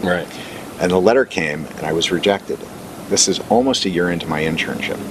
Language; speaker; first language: English; native; English